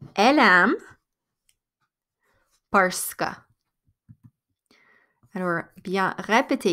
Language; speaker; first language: French; non-native, fluent; English